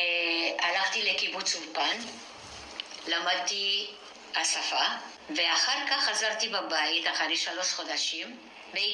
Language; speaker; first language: Hebrew; non-native, fluent; French